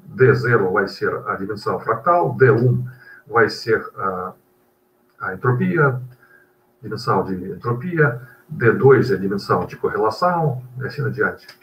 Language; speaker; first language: Portuguese; non-native, fluent; Russian